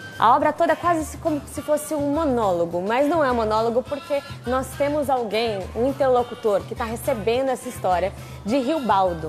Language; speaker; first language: Portuguese; native; Portuguese